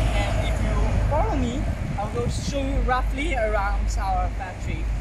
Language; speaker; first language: English; non-native, learner; Chinese